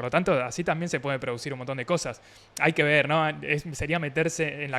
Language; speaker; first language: Spanish; native; Spanish